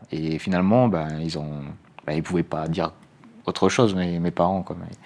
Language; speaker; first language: French; native; French